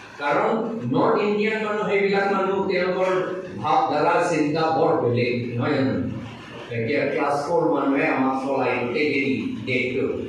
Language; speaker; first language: Assamese; non-native, local second language; Karbi